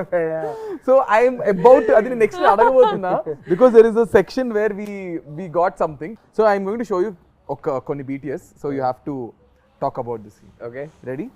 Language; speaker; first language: Telugu; native; Telugu